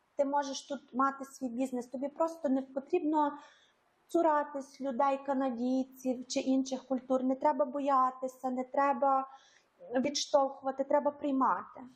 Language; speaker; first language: Ukrainian; native; Ukrainian